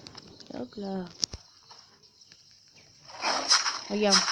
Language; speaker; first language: French; native; French